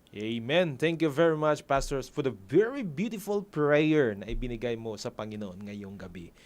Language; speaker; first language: Filipino; non-native, local second language; Hiligaynon